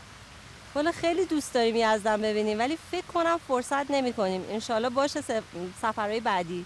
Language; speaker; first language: Persian; native; Persian